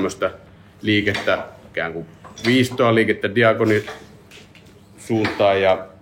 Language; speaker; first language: Finnish; native; Finnish